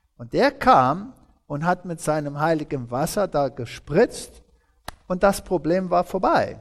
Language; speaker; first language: German; early bilingual, heritage; German